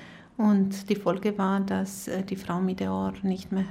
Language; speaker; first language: German; non-native, fluent; Romanian